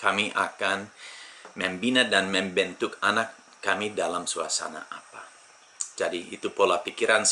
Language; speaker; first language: Indonesian; non-native, fluent; English